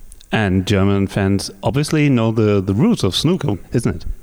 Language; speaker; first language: English; non-native, fluent; German